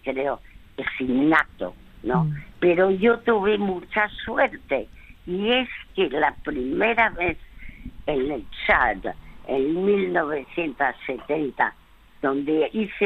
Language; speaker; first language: Spanish; early bilingual, other home language; French